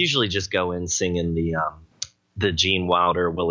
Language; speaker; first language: English; native; English